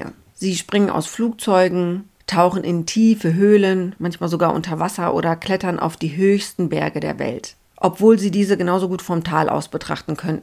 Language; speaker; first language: German; native; German